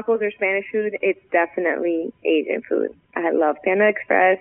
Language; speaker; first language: English; native; English